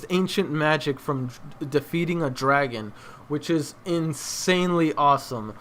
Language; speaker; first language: English; native; English